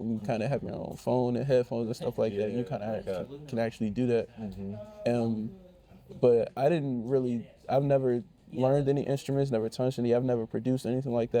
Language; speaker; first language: English; native; English